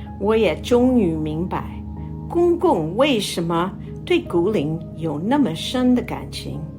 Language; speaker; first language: Chinese; non-native, fluent; English